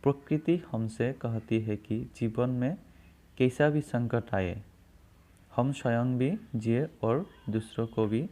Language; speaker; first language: Hindi; non-native, local second language; Assamese